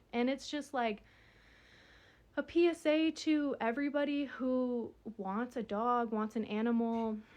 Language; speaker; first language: English; native; English